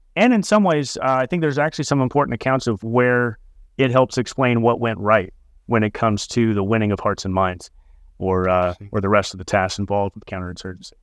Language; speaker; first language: English; native; English